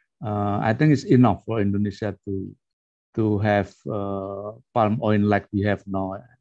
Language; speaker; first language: English; non-native, fluent; Indonesian